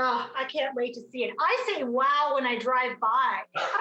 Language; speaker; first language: English; native; English